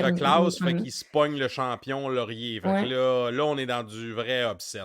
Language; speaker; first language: French; native; French